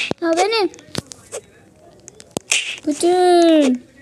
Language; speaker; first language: Turkish; native; Turkish